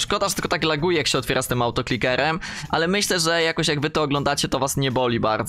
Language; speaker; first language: Polish; native; Polish